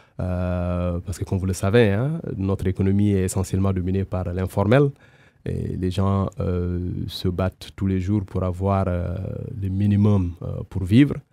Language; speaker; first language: French; non-native, local second language; Wolof